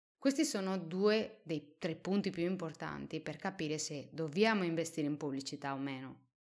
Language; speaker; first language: Italian; non-native, fluent; Spanish